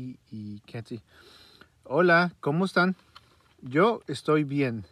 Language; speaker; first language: Spanish; early bilingual, heritage; Spanish